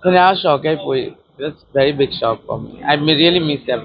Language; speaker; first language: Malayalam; non-native, local second language; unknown